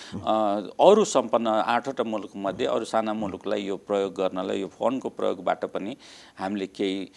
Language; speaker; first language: Nepali; native; Nepali